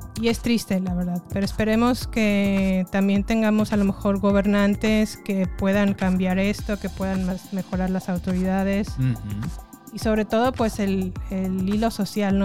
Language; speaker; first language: Spanish; native; Spanish